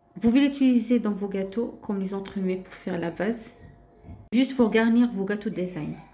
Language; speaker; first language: French; non-native, local second language; Arabic